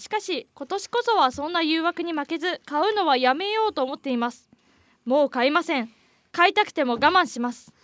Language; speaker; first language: Japanese; native; Japanese